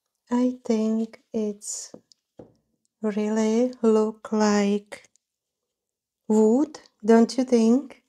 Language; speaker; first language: English; non-native, fluent; Czech